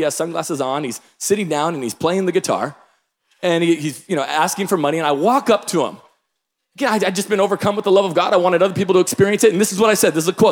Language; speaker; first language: English; native; English